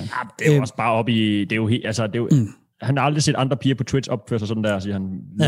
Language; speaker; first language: Danish; native; Danish